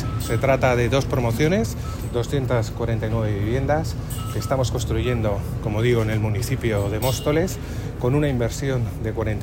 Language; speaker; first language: Spanish; native; Spanish